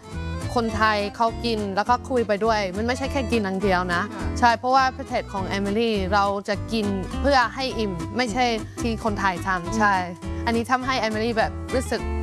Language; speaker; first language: Thai; non-native, fluent; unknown